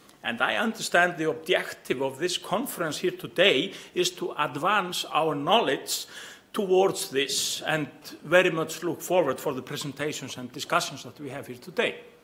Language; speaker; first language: English; non-native, fluent; Icelandic